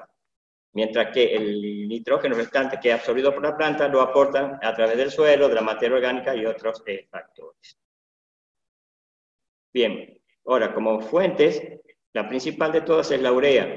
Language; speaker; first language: Spanish; native; Spanish